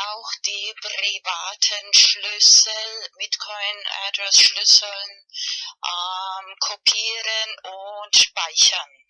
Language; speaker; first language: German; non-native, fluent; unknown